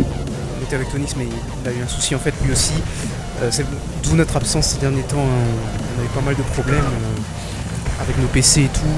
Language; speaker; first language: French; native; French